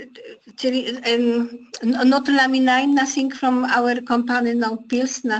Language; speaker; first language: English; non-native, learner; Polish